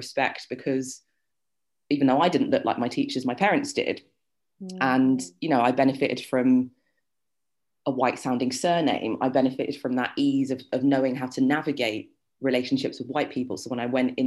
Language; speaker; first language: English; native; English